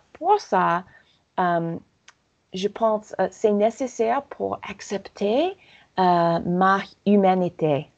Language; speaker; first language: French; non-native, learner; English